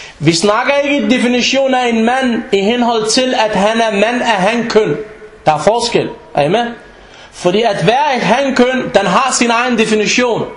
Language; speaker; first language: Danish; non-native, fluent; Arabic